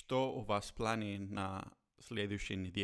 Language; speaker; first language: Russian; non-native, learner; Spanish